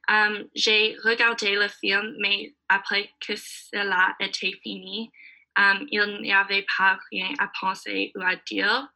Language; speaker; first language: French; non-native, learner; English